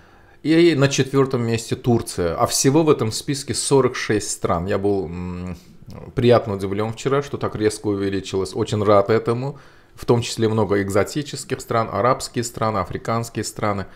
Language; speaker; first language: Russian; non-native, local second language; Azerbaijani